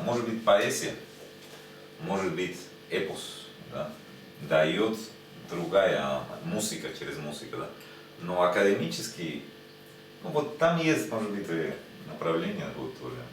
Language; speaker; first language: Russian; non-native, learner; Spanish